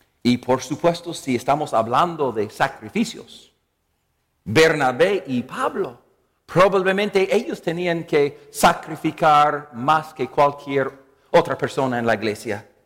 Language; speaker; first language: Spanish; non-native, fluent; English